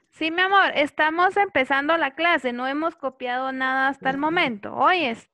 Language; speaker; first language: Spanish; native; Spanish